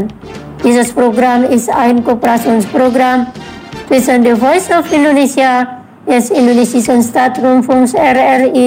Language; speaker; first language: German; non-native, learner; Indonesian